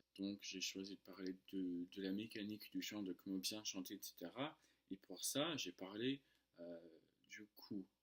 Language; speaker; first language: French; non-native, fluent; English